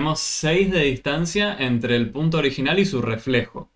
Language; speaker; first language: Spanish; native; Spanish